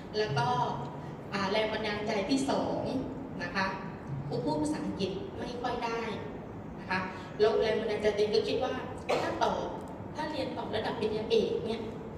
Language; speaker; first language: Thai; non-native, local second language; Northeastern Thai